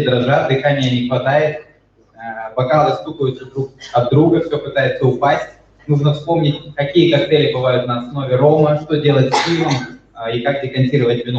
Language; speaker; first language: Russian; native; Russian